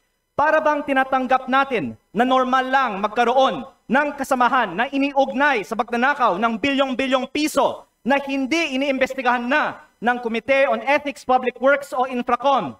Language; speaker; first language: Filipino; native; Filipino